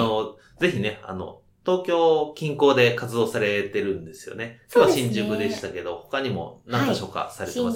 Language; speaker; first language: Japanese; native; Japanese